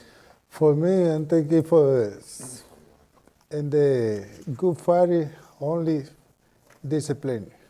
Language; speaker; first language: English; non-native, learner; Spanish